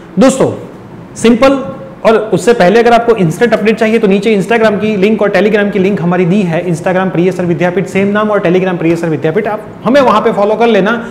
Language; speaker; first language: Hindi; non-native, local second language; Gujarati